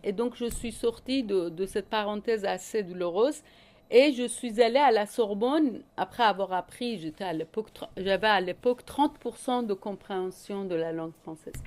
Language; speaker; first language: French; non-native, fluent; Persian